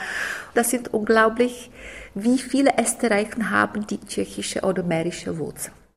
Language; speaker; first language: German; non-native, fluent; Czech